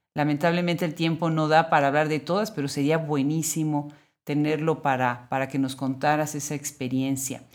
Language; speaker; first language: Spanish; native; Spanish